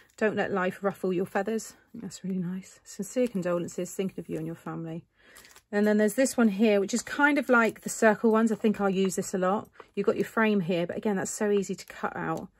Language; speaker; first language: English; native; English